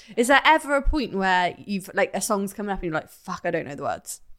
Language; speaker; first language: English; native; English